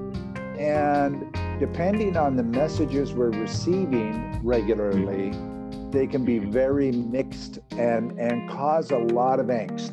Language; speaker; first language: English; native; English